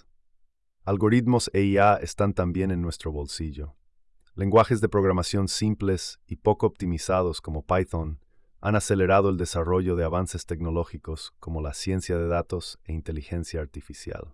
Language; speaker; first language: Spanish; native; Spanish